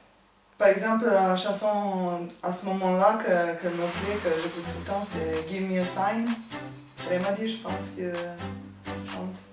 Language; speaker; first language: French; non-native, fluent; Serbian